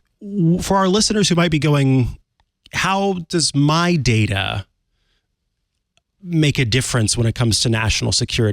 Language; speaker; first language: English; native; English